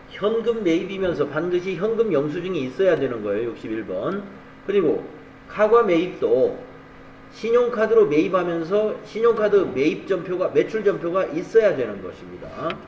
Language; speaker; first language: Korean; native; Korean